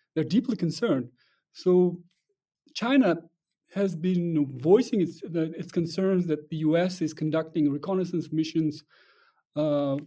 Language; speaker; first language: English; non-native, fluent; Russian